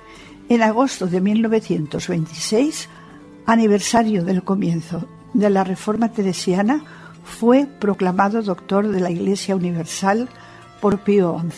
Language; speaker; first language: Spanish; native; Spanish